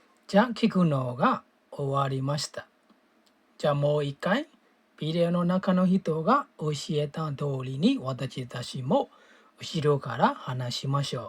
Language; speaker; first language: Japanese; non-native, fluent; Burmese